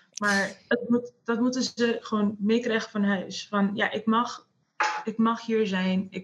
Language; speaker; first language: Dutch; native; Dutch